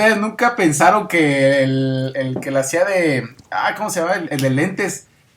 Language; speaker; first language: Spanish; native; Spanish